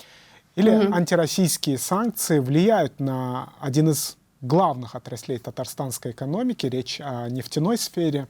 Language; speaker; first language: Russian; native; Russian